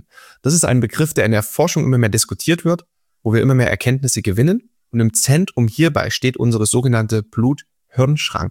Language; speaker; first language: German; native; German